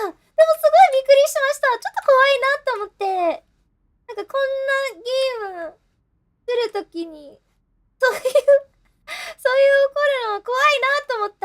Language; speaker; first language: Japanese; non-native, fluent; English